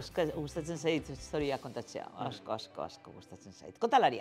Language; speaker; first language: Basque; non-native, local second language; Spanish